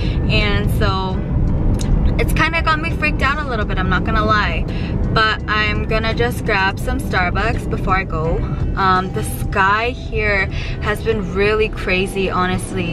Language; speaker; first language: English; early bilingual, other home language; Korean